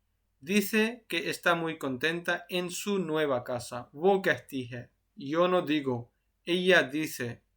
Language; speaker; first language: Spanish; non-native, fluent; Urdu